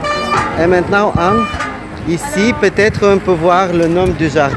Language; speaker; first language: French; non-native, learner; Russian